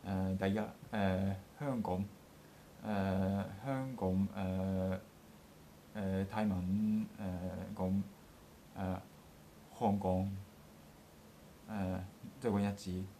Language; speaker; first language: Cantonese; non-native, learner; Japanese